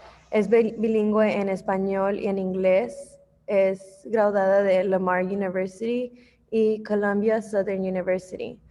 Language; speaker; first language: Spanish; early bilingual, heritage; English